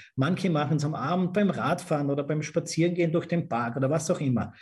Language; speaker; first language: German; native; German